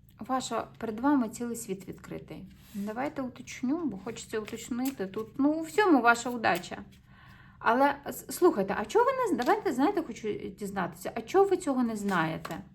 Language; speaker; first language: Ukrainian; non-native, local second language; Russian